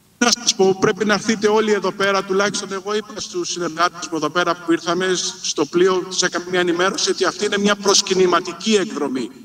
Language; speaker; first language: Greek; native; Greek